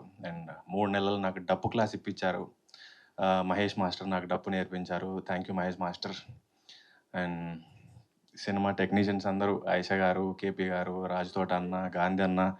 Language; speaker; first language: Telugu; native; Telugu